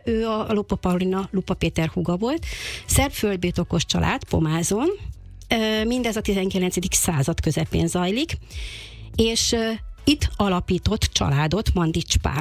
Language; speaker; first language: Hungarian; native; Hungarian